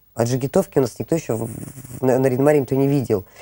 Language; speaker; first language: Russian; native; Russian